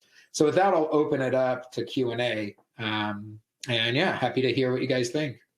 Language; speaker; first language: English; native; English